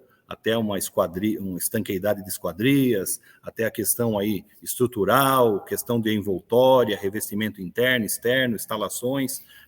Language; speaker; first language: Portuguese; native; Portuguese